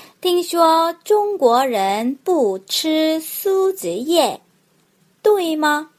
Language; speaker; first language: Chinese; non-native, fluent; Korean